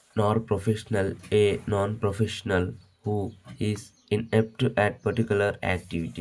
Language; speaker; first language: English; non-native, local second language; Telugu